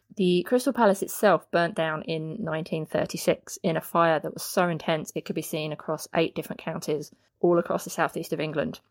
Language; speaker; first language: English; native; English